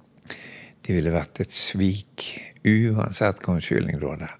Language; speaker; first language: Norwegian; native; Norwegian